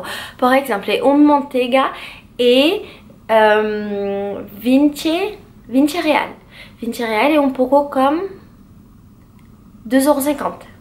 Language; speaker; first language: Portuguese; non-native, learner; French